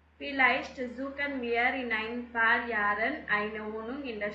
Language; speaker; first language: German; non-native, learner; Tamil